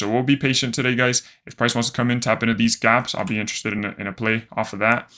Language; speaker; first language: English; native; English